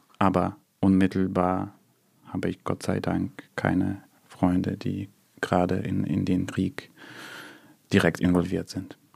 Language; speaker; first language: German; non-native, fluent; Russian